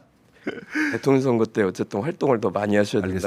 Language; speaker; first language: Korean; native; Korean